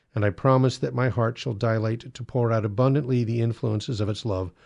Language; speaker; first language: English; native; English